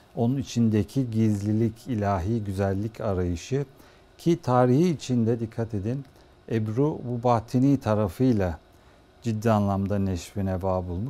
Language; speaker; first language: Turkish; native; Turkish